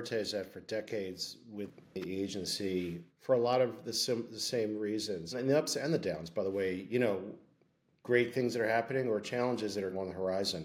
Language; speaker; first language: English; native; English